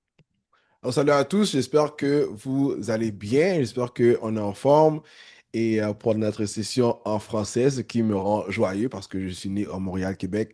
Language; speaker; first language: French; non-native, local second language; English